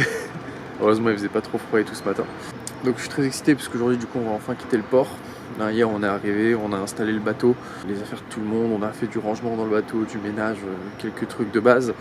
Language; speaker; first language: French; native; French